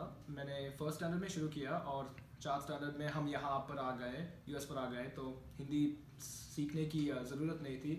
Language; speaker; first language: Hindi; non-native, learner; Malayalam